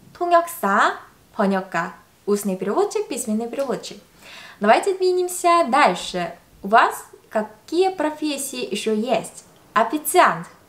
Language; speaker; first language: Russian; non-native, fluent; Korean